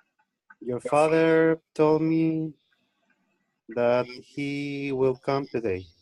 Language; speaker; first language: English; non-native, learner; Spanish